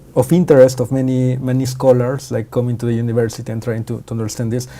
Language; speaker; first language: English; non-native, fluent; Spanish